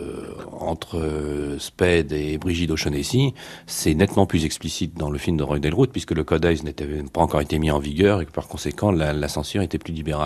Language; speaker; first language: French; native; French